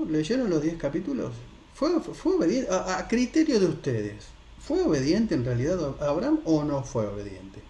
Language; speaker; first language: Spanish; native; Spanish